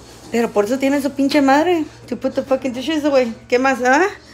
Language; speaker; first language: Spanish; early bilingual, heritage; Spanish